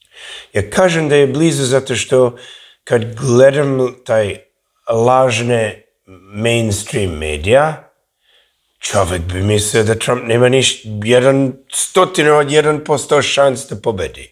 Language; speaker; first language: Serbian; early bilingual, heritage; English